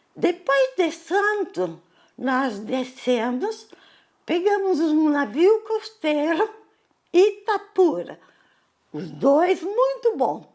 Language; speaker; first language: Portuguese; early bilingual, other home language; Italian